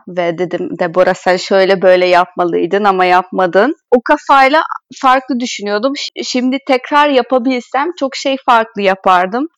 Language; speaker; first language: Turkish; non-native, fluent; Hungarian